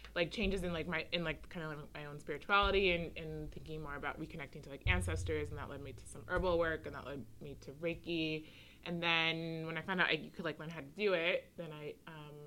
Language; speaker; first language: English; native; English